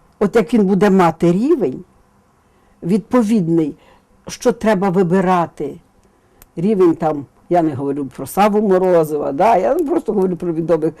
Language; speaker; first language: Ukrainian; native; Ukrainian